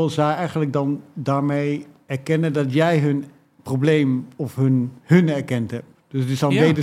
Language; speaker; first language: Dutch; native; Dutch